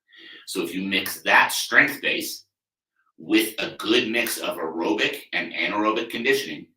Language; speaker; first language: English; native; English